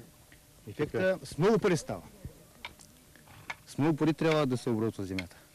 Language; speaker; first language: Bulgarian; non-native, local second language; Turkish